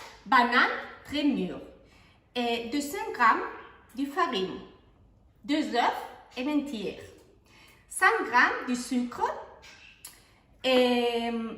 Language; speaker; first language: French; non-native, fluent; Spanish